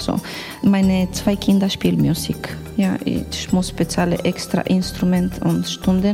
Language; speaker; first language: German; non-native, learner; Romanian